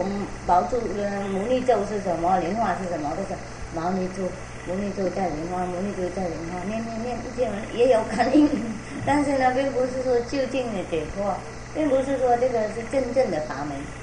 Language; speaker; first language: Chinese; non-native, fluent; Vietnamese